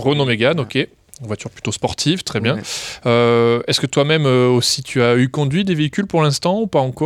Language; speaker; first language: French; native; French